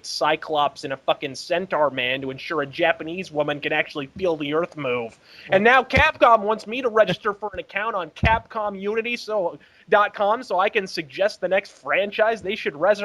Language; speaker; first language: English; native; English